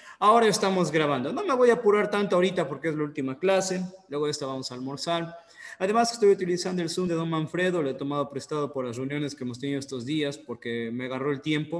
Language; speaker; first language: Spanish; native; Spanish